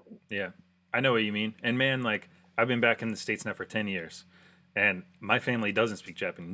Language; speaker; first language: English; early bilingual, other home language; Japanese